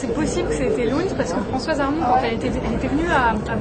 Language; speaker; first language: French; native; French